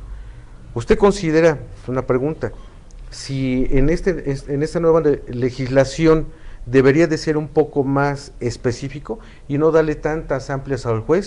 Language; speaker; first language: Spanish; native; Spanish